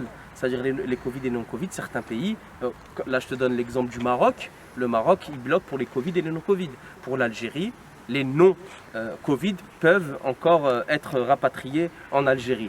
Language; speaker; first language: French; native; French